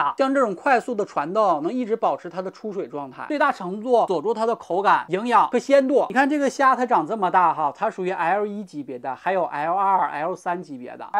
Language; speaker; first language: Chinese; native; Chinese